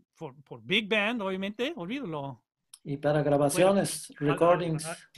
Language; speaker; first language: Spanish; non-native, learner; English